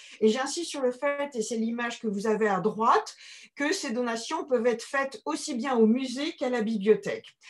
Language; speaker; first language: French; native; French